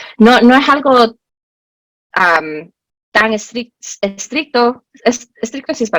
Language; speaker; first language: Spanish; early bilingual, heritage; Spanish